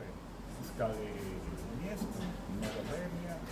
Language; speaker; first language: Russian; non-native, learner; Italian